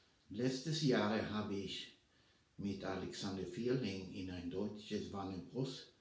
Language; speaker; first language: German; non-native, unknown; Swedish